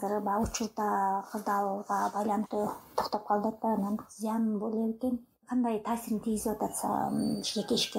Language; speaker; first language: Kyrgyz; native; Kyrgyz